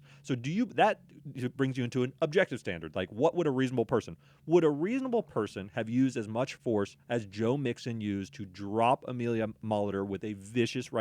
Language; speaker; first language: English; native; English